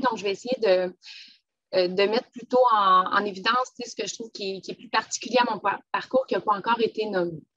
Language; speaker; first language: French; native; French